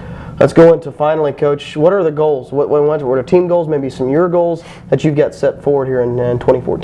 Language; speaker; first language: English; native; English